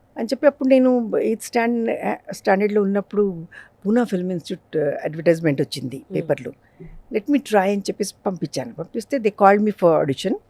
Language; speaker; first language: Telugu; non-native, local second language; Urdu